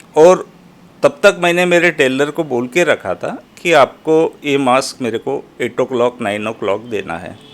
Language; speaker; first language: Hindi; non-native, local second language; Marathi